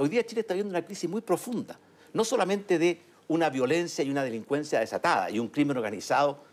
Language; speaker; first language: Spanish; native; Spanish